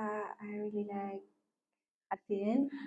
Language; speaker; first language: English; non-native, learner; Malagasy